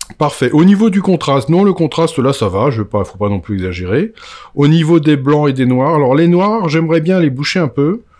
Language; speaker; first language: French; native; French